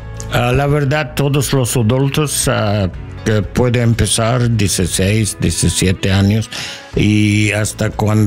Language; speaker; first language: Spanish; non-native, learner; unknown